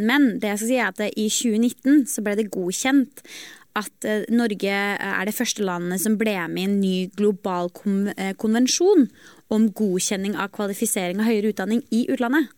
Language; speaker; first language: Norwegian; native; Norwegian